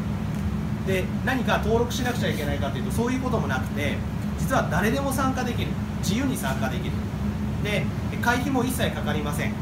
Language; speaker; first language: Japanese; native; Japanese